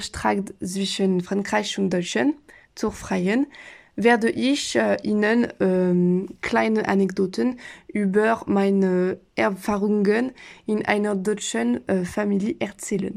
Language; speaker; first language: German; non-native, learner; French